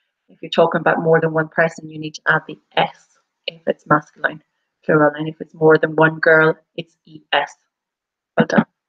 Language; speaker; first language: English; native; English